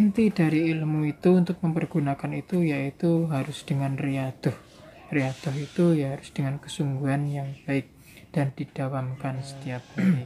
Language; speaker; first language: Indonesian; non-native, local second language; Javanese